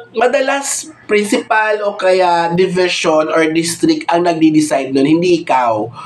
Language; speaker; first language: Filipino; non-native, local second language; Cebuano